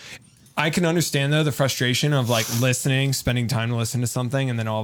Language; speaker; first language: English; native; English